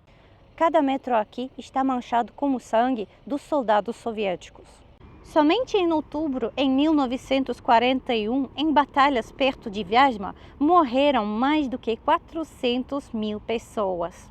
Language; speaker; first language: Portuguese; non-native, fluent; Russian